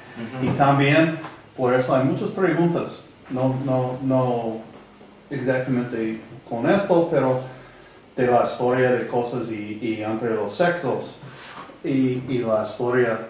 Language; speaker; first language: Spanish; non-native, fluent; English